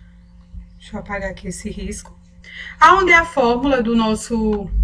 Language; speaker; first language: Portuguese; native; Portuguese